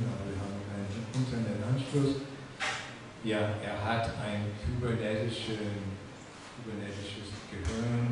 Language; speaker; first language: German; non-native, fluent; English